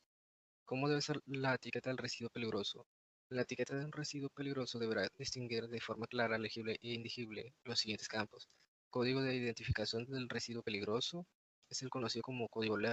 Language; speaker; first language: Spanish; native; Spanish